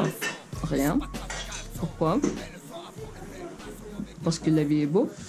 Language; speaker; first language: French; non-native, learner; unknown